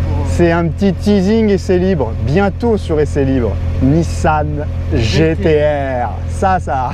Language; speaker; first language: French; native; French